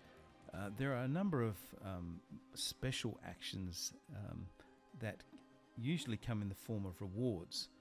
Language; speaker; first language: English; native; English